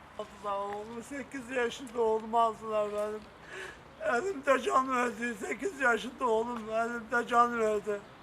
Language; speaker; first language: Turkish; non-native, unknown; Arabic